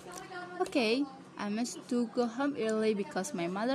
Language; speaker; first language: English; non-native, learner; Indonesian